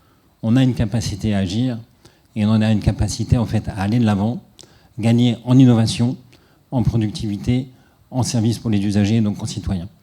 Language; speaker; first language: French; native; French